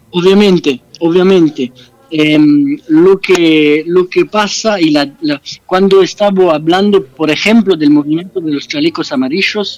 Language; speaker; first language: Spanish; non-native, fluent; French